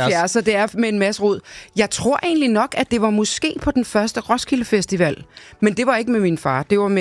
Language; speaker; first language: Danish; native; Danish